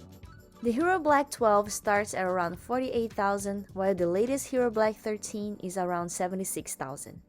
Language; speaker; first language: English; native; English